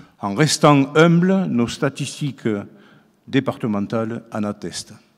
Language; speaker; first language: French; native; French